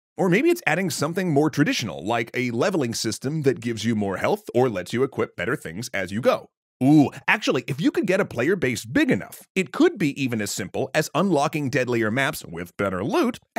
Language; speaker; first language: English; native; English